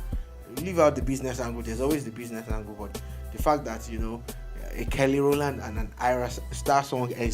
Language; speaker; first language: English; non-native, local second language; Yoruba